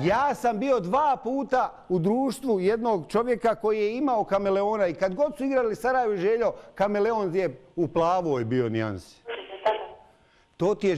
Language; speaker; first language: Bosnian; native; Bosnian